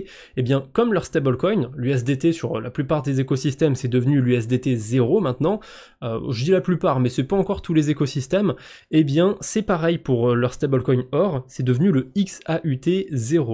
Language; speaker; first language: French; native; French